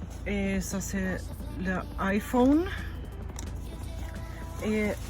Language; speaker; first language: French; non-native, fluent; German